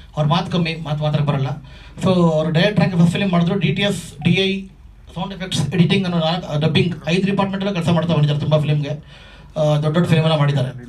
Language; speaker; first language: Kannada; native; Kannada